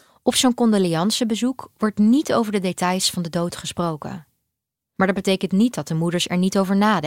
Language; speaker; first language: Dutch; native; Dutch